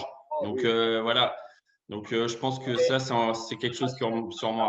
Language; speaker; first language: French; native; French